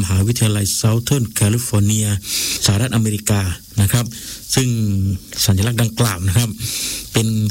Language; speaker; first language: Thai; native; Thai